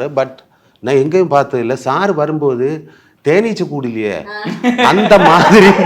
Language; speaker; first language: Tamil; non-native, learner; Malayalam